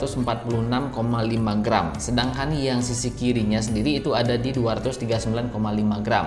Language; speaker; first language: Indonesian; native; Indonesian